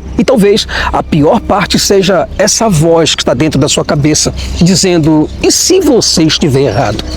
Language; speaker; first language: Portuguese; native; Portuguese